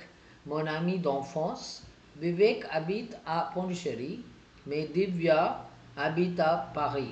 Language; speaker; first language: French; non-native, fluent; Tamil